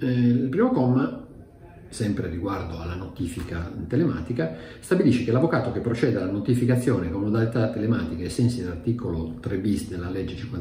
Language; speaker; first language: Italian; native; Italian